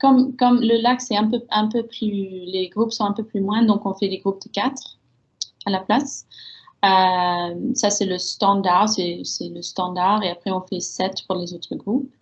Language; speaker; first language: French; early bilingual, heritage; French